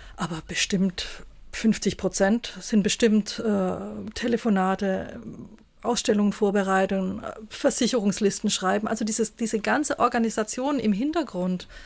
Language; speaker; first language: German; native; German